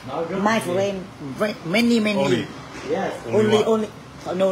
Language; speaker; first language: English; non-native, learner; Vietnamese